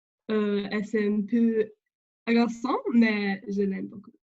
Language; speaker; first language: French; non-native, learner; English